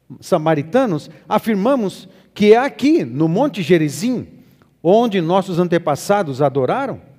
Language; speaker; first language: Portuguese; native; Portuguese